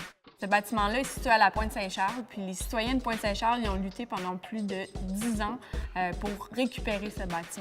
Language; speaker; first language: French; native; French